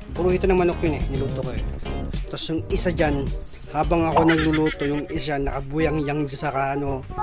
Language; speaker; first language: Filipino; native; Filipino